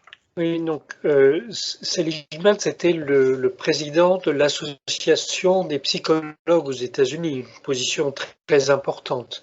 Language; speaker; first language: French; native; French